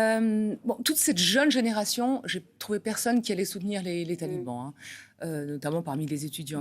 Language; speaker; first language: French; native; French